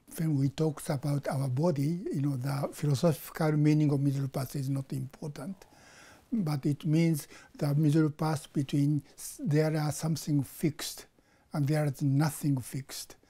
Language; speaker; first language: English; non-native, fluent; Japanese